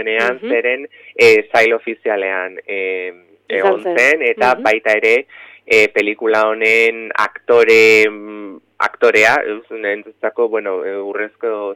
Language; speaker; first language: Basque; native; Basque